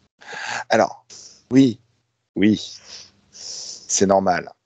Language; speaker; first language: French; native; French